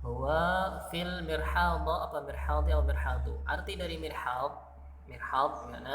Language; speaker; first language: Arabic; non-native, fluent; Indonesian